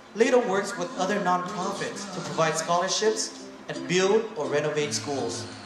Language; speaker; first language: English; early bilingual, other home language; Vietnamese